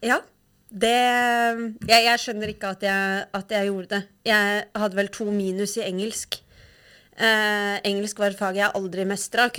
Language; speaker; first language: Norwegian; native; Norwegian